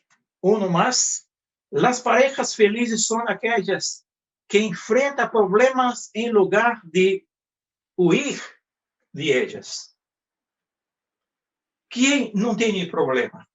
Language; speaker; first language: Spanish; non-native, fluent; Portuguese